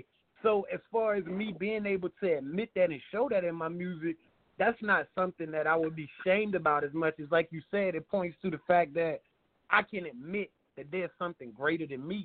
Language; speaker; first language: English; native; English